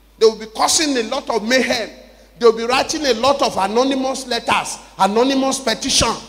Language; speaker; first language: English; non-native, local second language; Yoruba